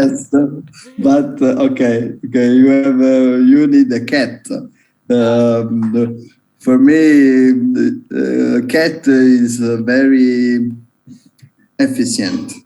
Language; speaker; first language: English; non-native, learner; Italian